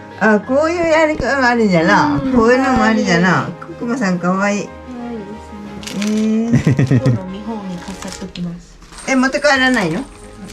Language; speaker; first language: Japanese; native; Japanese